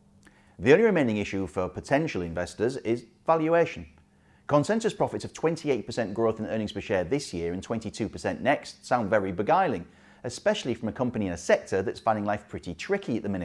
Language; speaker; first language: English; native; English